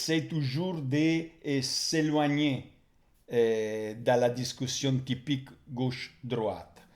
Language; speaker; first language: French; non-native, fluent; Italian